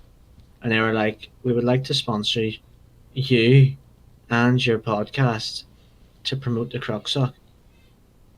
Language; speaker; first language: English; native; English